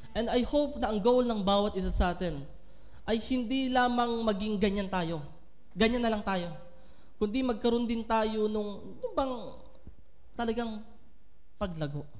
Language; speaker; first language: Filipino; native; Filipino